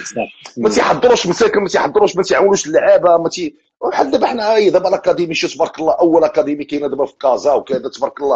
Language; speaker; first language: Arabic; native; Arabic